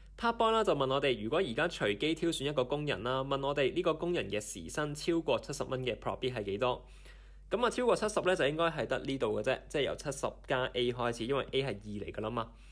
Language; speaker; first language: Chinese; non-native, local second language; Cantonese